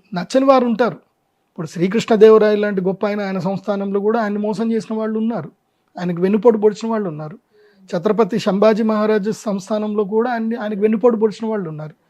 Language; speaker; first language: Telugu; non-native, local second language; Marwari